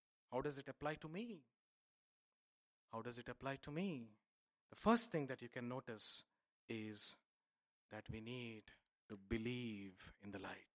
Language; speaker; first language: English; non-native, local second language; Telugu